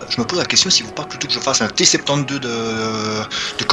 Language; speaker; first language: French; native; French